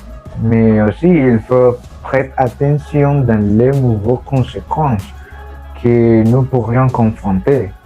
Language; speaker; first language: French; non-native, learner; Spanish